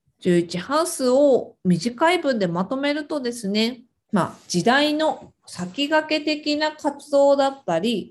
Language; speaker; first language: Japanese; native; Japanese